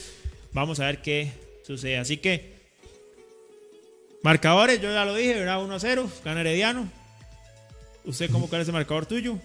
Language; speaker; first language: Spanish; native; Spanish